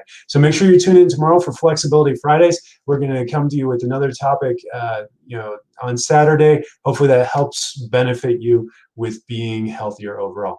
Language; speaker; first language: English; native; English